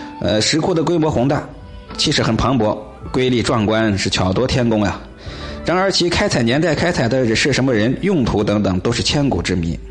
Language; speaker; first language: Chinese; native; Chinese